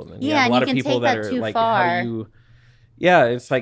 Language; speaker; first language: English; native; English